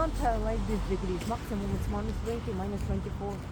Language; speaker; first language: English; non-native, learner; Russian